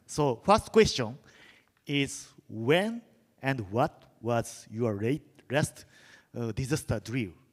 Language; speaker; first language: English; non-native, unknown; Japanese